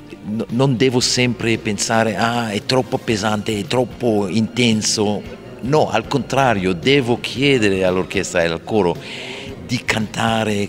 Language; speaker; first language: Italian; non-native, fluent; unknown